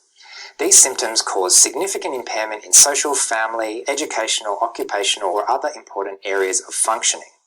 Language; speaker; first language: English; native; English